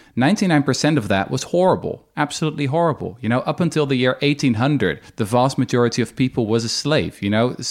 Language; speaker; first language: English; non-native, fluent; Dutch